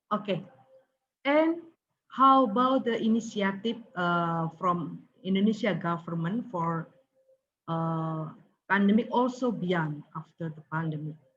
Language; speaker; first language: English; non-native, learner; Indonesian